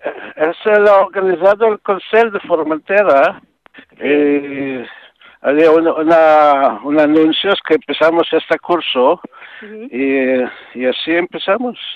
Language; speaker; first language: Spanish; non-native, learner; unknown